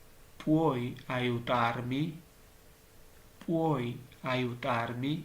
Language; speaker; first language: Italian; non-native, learner; Georgian